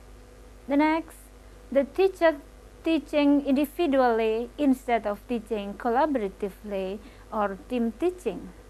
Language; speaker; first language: English; non-native, local second language; Indonesian